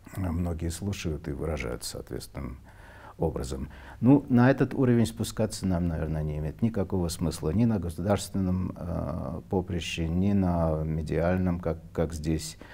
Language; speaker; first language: Russian; non-native, local second language; Armenian